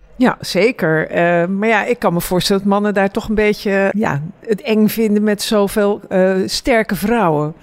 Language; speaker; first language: Dutch; native; Dutch